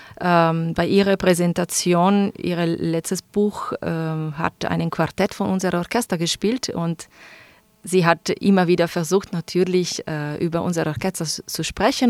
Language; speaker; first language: German; non-native, fluent; Italian